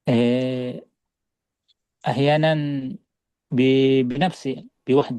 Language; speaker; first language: Arabic; non-native, learner; Indonesian